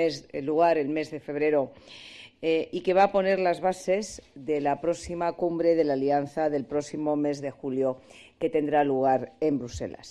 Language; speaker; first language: Spanish; native; Spanish